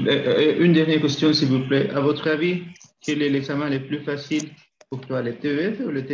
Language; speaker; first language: French; non-native, learner; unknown